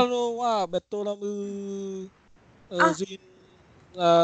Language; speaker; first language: Japanese; non-native, learner; Vietnamese